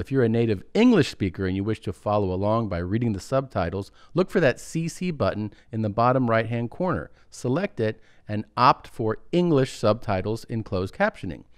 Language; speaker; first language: English; early bilingual, other home language; Spanish